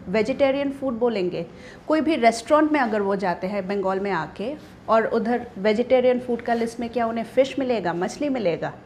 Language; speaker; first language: Hindi; non-native, local second language; Bangla